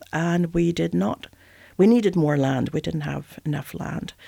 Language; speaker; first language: English; non-native, fluent; Swedish